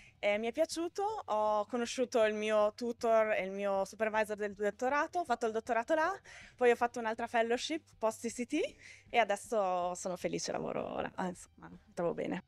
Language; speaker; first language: Italian; native; Italian